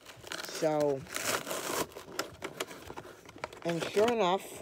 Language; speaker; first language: English; native; English